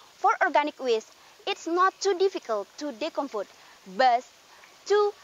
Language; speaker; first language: English; non-native, learner; Indonesian